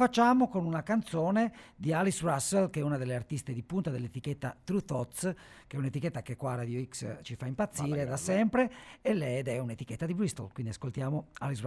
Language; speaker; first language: Italian; native; Italian